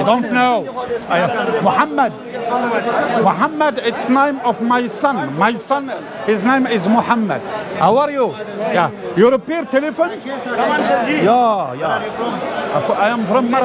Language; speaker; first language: English; non-native, learner; Arabic